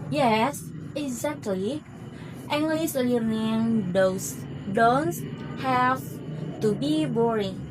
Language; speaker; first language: English; non-native, learner; Indonesian